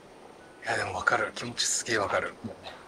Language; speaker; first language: Japanese; native; Japanese